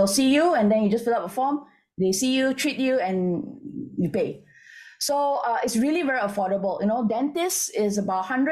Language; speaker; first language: English; non-native, local second language; Min Nan Chinese